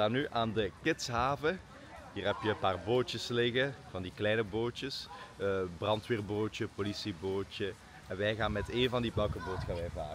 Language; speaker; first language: Dutch; native; Dutch